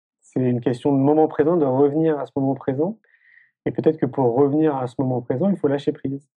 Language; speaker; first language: French; native; French